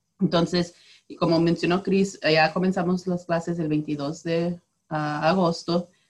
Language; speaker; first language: Spanish; early bilingual, heritage; Spanish